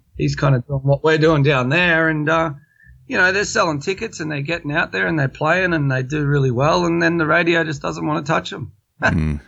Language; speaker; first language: English; native; English